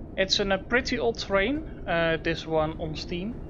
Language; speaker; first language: English; non-native, fluent; Dutch